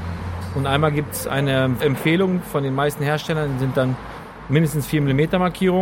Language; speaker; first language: German; native; German